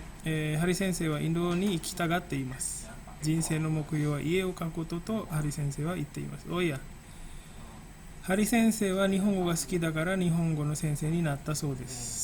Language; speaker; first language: Japanese; non-native, fluent; Indonesian